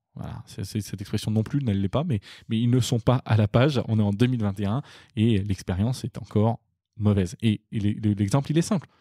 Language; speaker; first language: French; native; French